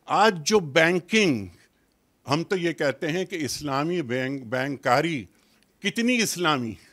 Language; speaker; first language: Urdu; native; Urdu